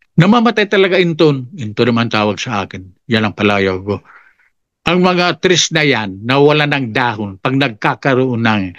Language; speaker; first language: Filipino; non-native, local second language; Bikol